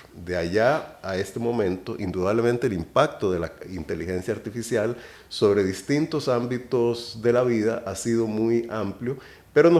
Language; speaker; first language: Spanish; native; Spanish